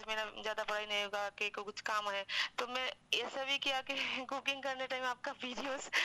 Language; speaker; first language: Hindi; non-native, local second language; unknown